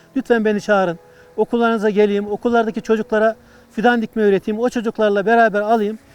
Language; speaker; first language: Turkish; native; Turkish